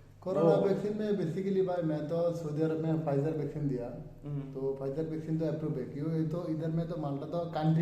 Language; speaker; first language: Hindi; non-native, learner; Bangla